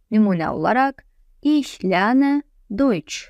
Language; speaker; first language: German; non-native, fluent; Azerbaijani